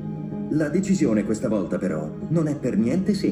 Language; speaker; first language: Italian; native; Italian